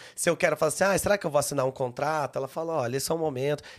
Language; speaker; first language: Portuguese; native; Portuguese